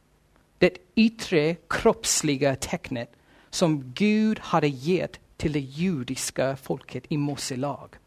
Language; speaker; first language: Swedish; non-native, fluent; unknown